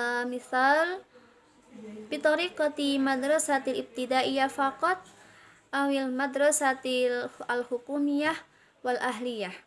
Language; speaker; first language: Arabic; non-native, learner; Indonesian